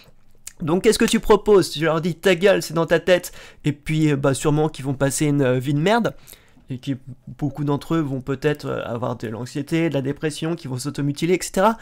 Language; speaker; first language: French; native; French